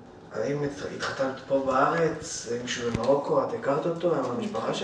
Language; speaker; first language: Hebrew; native; Hebrew